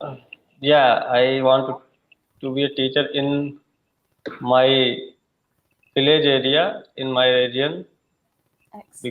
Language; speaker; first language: English; non-native, learner; Hindi